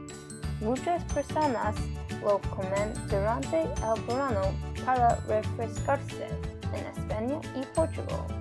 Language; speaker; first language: Spanish; non-native, learner; English